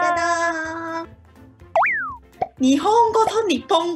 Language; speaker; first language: Japanese; non-native, fluent; Cantonese